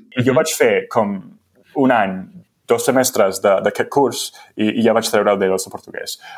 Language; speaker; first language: Catalan; non-native, fluent; English